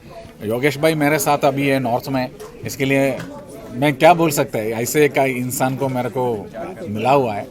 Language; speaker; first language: Hindi; non-native, local second language; Malayalam